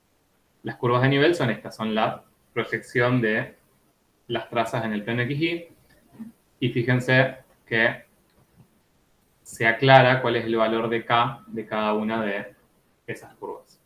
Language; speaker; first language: Spanish; native; Spanish